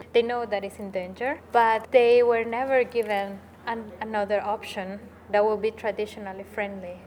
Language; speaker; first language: English; non-native, fluent; Spanish